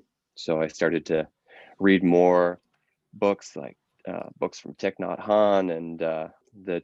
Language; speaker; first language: English; native; English